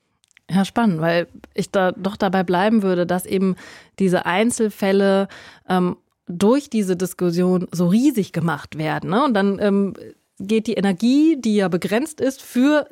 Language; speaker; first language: German; native; German